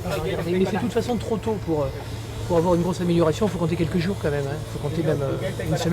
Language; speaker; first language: French; native; French